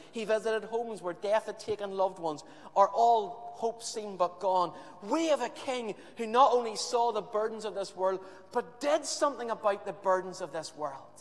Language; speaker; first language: English; native; English